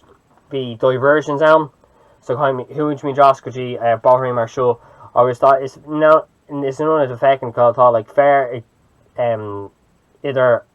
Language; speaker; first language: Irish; non-native, local second language; English